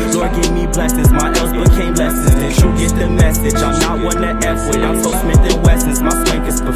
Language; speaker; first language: English; native; English